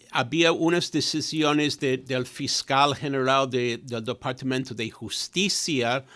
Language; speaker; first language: Spanish; non-native, fluent; English